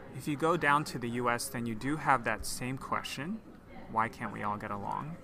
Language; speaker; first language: English; non-native, local second language; Cantonese